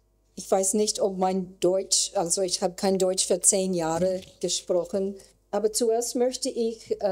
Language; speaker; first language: German; non-native, learner; English